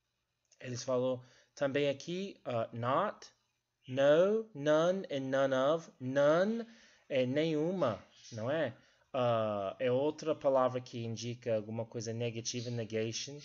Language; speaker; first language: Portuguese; non-native, learner; English